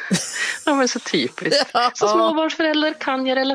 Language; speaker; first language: Swedish; native; Swedish